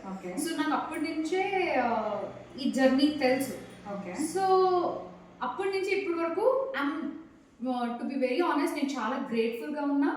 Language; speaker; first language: Telugu; non-native, local second language; Kannada